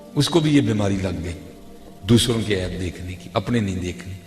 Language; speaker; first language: Urdu; non-native, local second language; Punjabi